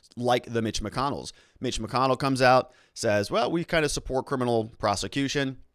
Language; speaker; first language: English; native; English